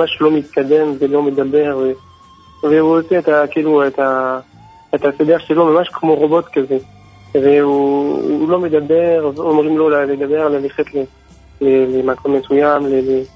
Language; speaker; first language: Hebrew; non-native, fluent; French